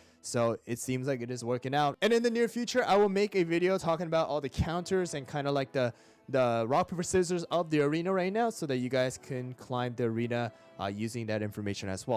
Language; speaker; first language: English; native; English